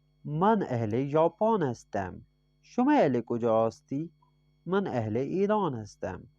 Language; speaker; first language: Persian; non-native, fluent; Urdu